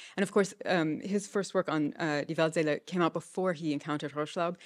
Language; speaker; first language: English; native; English